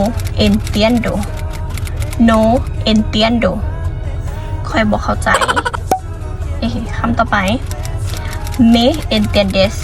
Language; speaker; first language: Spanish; non-native, fluent; Lao